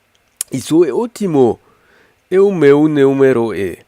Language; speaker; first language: Portuguese; non-native, learner; French